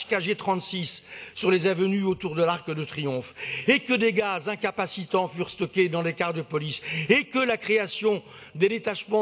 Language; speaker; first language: French; native; French